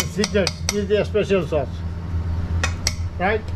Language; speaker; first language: English; non-native, learner; Sylheti